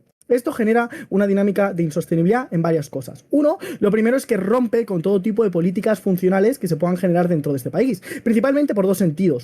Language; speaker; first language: Spanish; native; Spanish